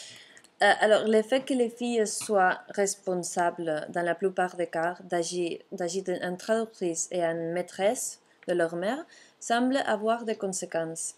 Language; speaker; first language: French; non-native, fluent; Catalan